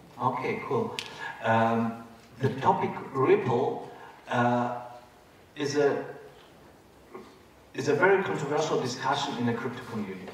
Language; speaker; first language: English; non-native, fluent; German